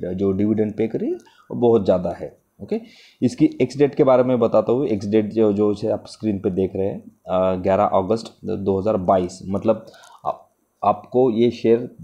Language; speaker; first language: Hindi; non-native, local second language; Marathi